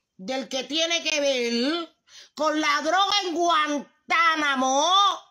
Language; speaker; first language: Spanish; native; Spanish